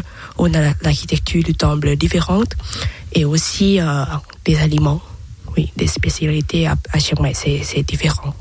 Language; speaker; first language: French; non-native, fluent; Thai